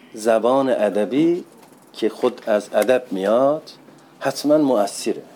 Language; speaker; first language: Persian; non-native, fluent; Turkish